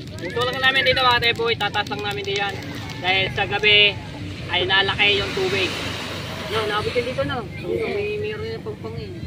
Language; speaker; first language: Filipino; native; Filipino